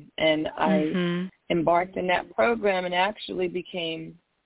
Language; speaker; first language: English; native; English